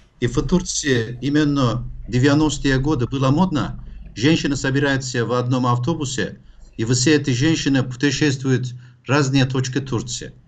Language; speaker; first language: Russian; non-native, fluent; Turkish